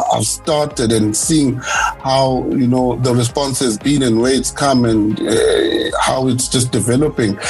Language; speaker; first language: English; non-native, local second language; Zulu